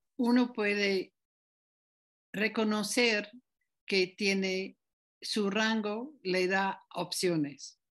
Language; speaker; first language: Spanish; non-native, fluent; English